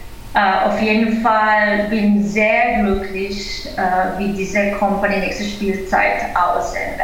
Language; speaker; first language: German; non-native, fluent; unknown